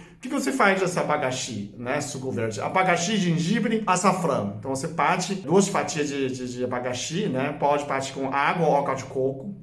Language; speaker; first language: Portuguese; non-native, fluent; Chinese